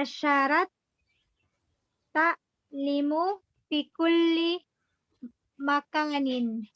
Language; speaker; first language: Arabic; non-native, learner; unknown